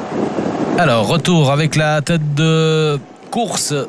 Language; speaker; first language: French; native; French